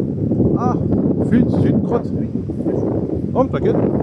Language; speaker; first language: French; native; French